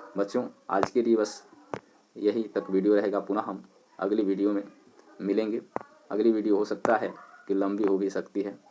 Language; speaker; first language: Hindi; native; Hindi